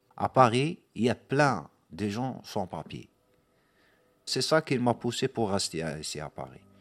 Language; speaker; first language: French; non-native, local second language; Arabic